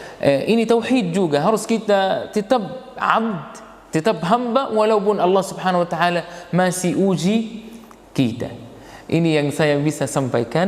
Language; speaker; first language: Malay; non-native, fluent; Arabic